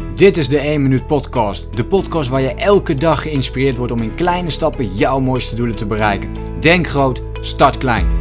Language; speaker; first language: Dutch; native; Dutch